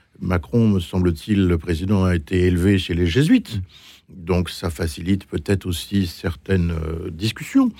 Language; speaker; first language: French; native; French